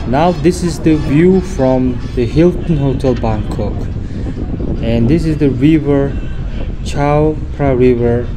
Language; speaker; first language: English; non-native, fluent; Mongolian